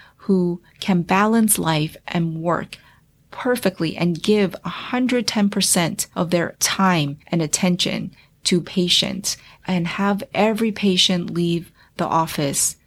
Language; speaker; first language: English; early bilingual, other home language; Chinese